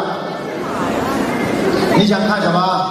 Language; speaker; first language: Chinese; native; Chinese